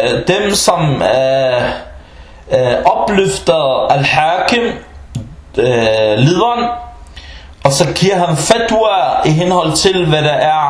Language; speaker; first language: Danish; early bilingual, other home language; Arabic